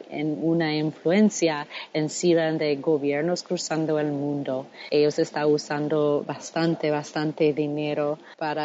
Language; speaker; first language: Spanish; non-native, fluent; English